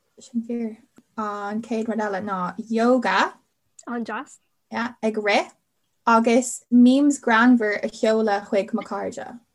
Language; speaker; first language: Irish; non-native, local second language; English